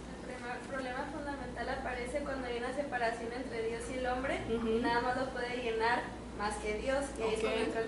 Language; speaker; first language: Spanish; native; Spanish